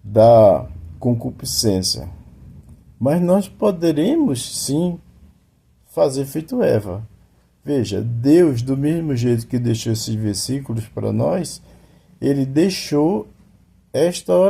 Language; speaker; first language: Portuguese; native; Portuguese